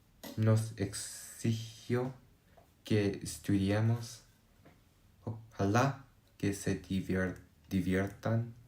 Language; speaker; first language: Spanish; non-native, learner; English